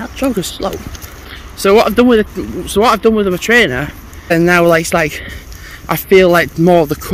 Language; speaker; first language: English; native; English